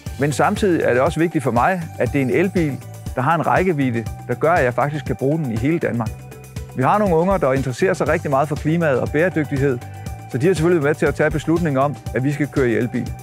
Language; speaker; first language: Danish; native; Danish